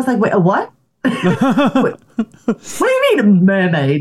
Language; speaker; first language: English; native; English